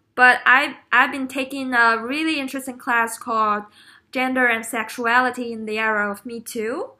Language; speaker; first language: English; non-native, fluent; Chinese